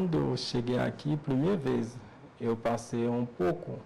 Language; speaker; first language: Portuguese; non-native, learner; Haitian Creole